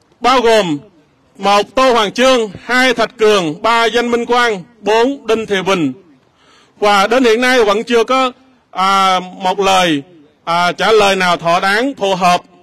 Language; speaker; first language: Vietnamese; non-native, local second language; Khmer